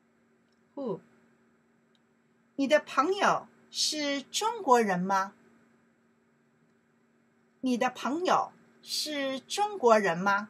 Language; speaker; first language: Chinese; non-native, learner; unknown